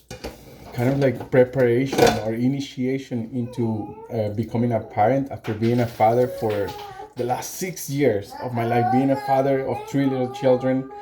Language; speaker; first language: English; non-native, fluent; Spanish